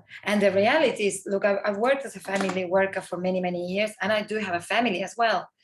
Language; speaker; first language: English; non-native, fluent; Spanish